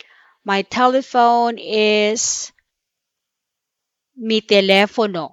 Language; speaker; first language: Spanish; non-native, fluent; Filipino